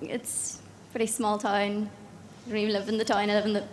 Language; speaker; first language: English; native; English